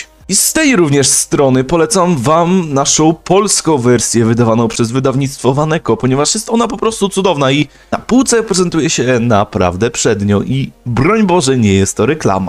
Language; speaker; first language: Polish; native; Polish